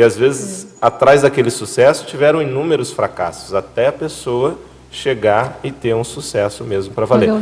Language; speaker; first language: Portuguese; native; Portuguese